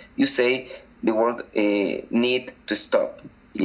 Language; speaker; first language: English; non-native, learner; Spanish